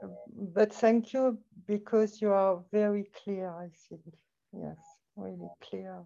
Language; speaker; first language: English; non-native, fluent; French